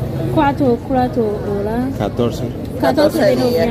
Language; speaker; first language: Spanish; non-native, learner; Haitian Creole